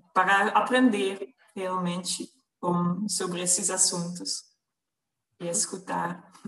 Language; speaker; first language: Portuguese; non-native, fluent; Dutch